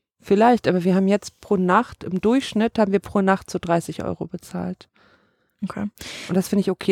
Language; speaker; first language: German; native; German